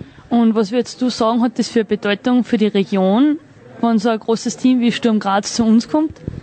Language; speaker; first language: German; native; German